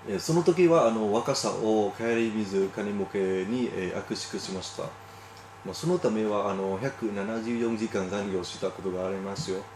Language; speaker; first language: Japanese; non-native, learner; Vietnamese